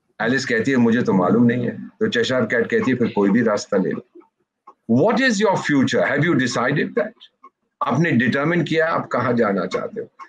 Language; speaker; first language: Hindi; native; Hindi